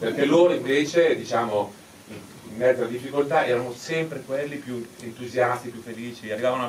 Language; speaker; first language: Italian; native; Italian